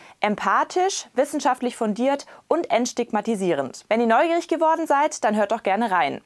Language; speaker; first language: German; native; German